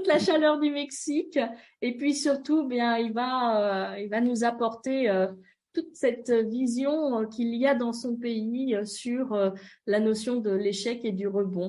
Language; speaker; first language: French; native; French